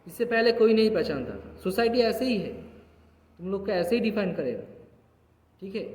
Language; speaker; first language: Hindi; non-native, local second language; Bangla